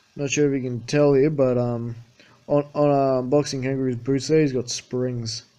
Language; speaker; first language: English; native; English